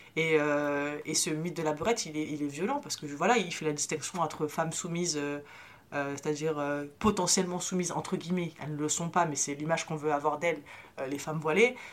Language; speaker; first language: French; early bilingual, other home language; Arabic